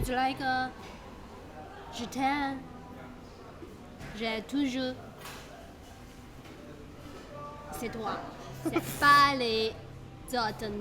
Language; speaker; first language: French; non-native, learner; Chinese